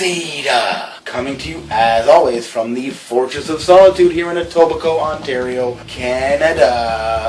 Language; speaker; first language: English; native; English